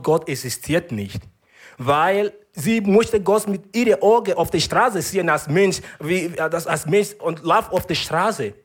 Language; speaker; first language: German; non-native, learner; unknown